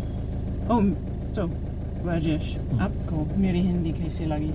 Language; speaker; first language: Hindi; non-native, learner; English